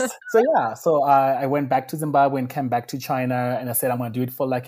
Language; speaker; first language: English; non-native, local second language; Shona